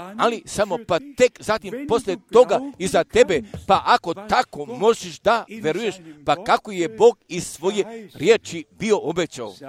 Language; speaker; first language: Croatian; early bilingual, heritage; Serbian